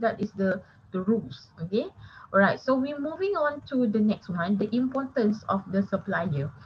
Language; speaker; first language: English; non-native, local second language; Malay